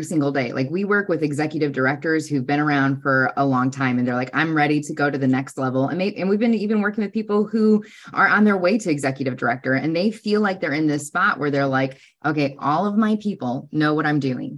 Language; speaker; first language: English; native; English